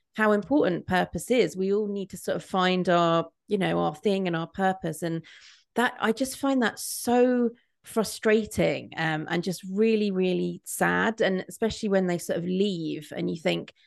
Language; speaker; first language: English; native; English